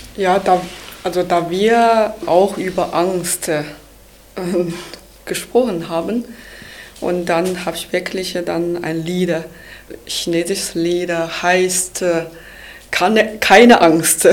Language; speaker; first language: German; non-native, learner; Chinese